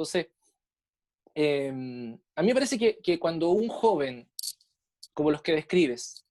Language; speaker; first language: Spanish; native; Spanish